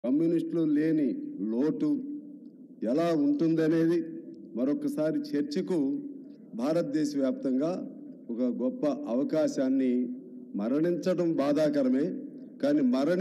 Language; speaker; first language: Telugu; native; Telugu